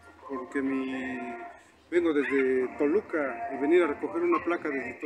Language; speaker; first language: Spanish; native; Spanish